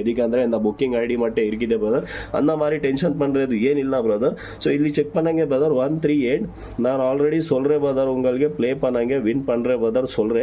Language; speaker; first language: Tamil; non-native, learner; Kannada